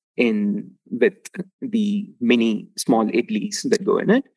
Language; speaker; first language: English; non-native, local second language; Tamil